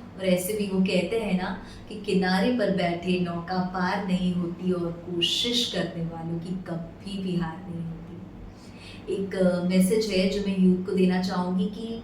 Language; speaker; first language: Hindi; non-native, local second language; Gujarati